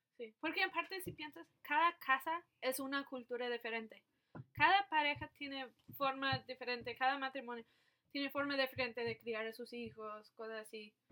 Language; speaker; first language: Spanish; non-native, fluent; English